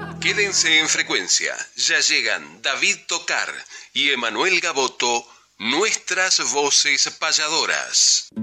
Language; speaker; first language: Spanish; native; Spanish